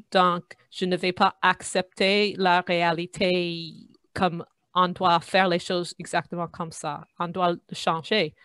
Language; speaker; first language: French; non-native, fluent; English